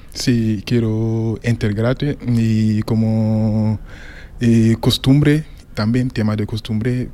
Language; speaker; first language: Spanish; non-native, learner; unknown